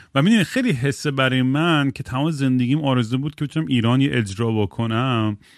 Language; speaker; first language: Persian; early bilingual, heritage; Persian